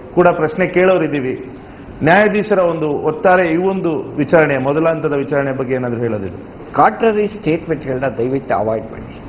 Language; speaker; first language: Kannada; native; Kannada